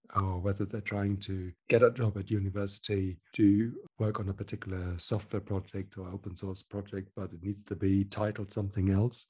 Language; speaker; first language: English; non-native, fluent; German